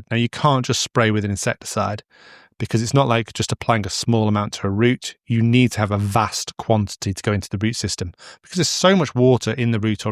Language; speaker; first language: English; native; English